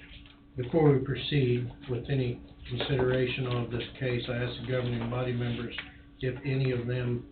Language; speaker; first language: English; native; English